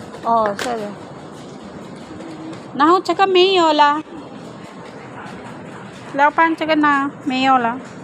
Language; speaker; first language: Chinese; non-native, learner; Filipino